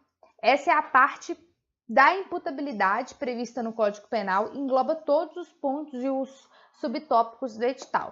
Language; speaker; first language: Portuguese; native; Portuguese